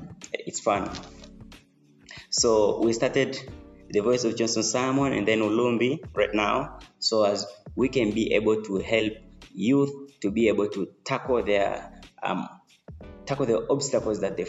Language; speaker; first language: English; non-native, local second language; Swahili